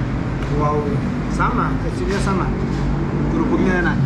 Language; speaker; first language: Indonesian; non-native, learner; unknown